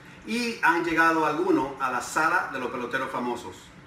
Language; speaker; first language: Spanish; native; Spanish